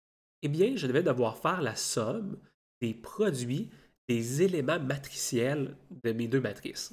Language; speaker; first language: French; native; French